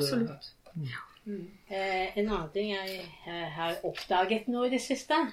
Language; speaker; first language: Norwegian; non-native, fluent; Japanese